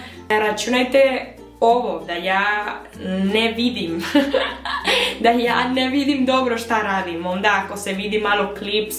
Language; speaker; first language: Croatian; early bilingual, heritage; Spanish